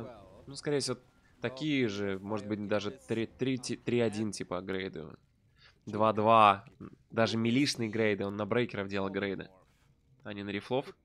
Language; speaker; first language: Russian; native; Russian